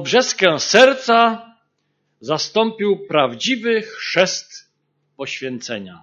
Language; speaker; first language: Polish; native; Polish